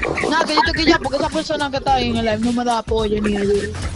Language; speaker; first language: Spanish; native; Spanish